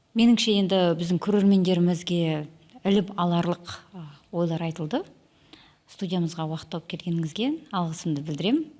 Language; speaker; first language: Kazakh; native; Kazakh